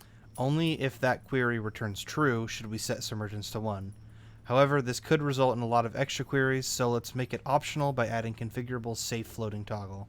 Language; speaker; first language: English; native; English